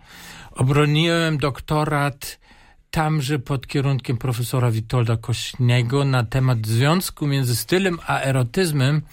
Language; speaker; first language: Polish; non-native, fluent; German